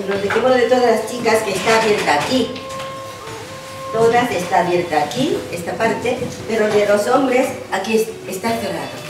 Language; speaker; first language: Spanish; non-native, learner; Japanese